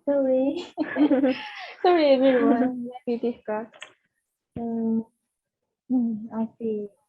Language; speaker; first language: English; non-native, learner; Japanese